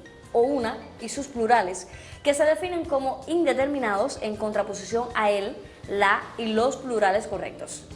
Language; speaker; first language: Spanish; native; Spanish